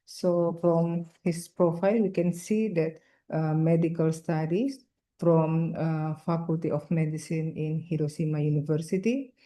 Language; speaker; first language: English; non-native, fluent; Indonesian